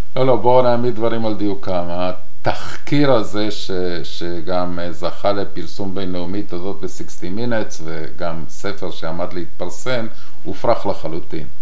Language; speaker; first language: Hebrew; non-native, fluent; Spanish